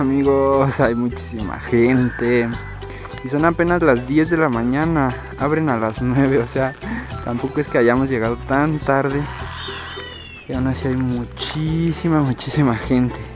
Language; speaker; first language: Spanish; native; Spanish